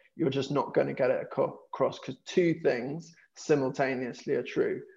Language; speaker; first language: English; native; English